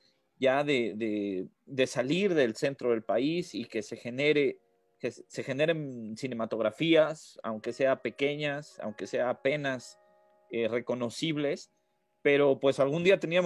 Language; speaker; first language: Spanish; native; Spanish